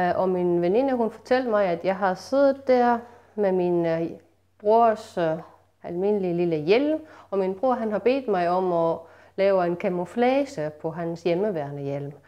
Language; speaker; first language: Danish; non-native, fluent; Estonian